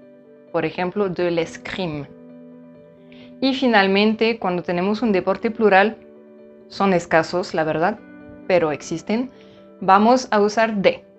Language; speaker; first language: Spanish; non-native, fluent; French